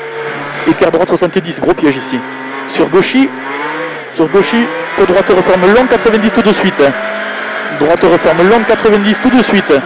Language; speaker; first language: French; native; French